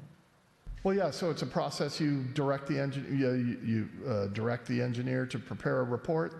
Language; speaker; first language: English; native; English